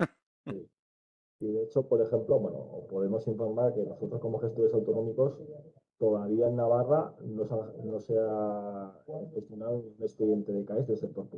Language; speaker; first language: Spanish; native; Spanish